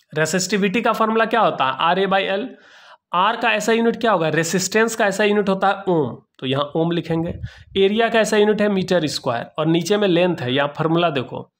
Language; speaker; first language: Hindi; native; Hindi